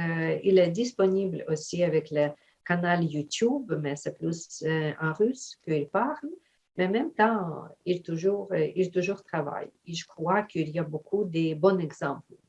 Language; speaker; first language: French; non-native, fluent; Ukrainian